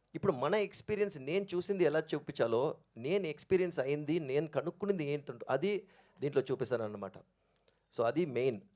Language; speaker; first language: Telugu; native; Telugu